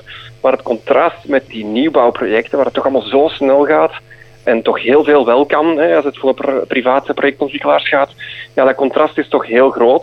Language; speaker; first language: Dutch; native; Dutch